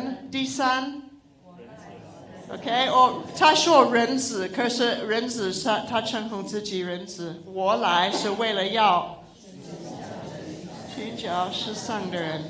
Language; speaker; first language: Chinese; non-native, local second language; English